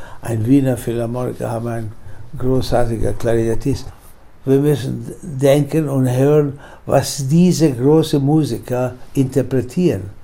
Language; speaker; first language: German; non-native, fluent; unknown